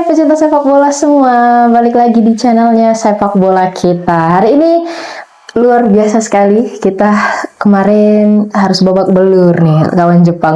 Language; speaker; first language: Indonesian; native; Indonesian